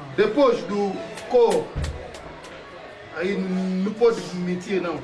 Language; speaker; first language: Portuguese; non-native, learner; Lingala